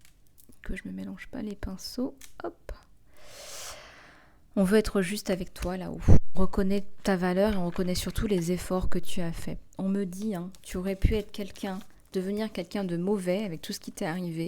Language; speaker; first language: French; native; French